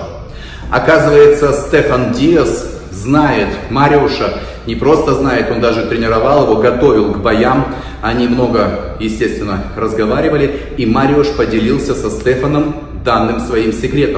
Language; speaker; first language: Russian; native; Russian